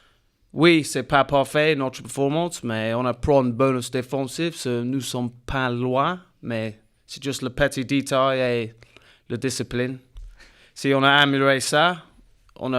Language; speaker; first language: French; non-native, learner; English